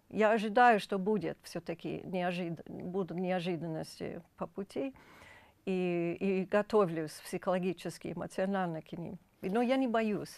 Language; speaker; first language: Russian; non-native, fluent; English